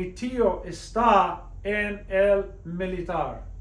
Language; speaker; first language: Spanish; non-native, fluent; English